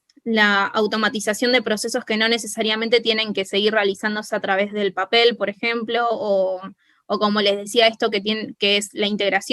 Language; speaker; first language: Spanish; native; Spanish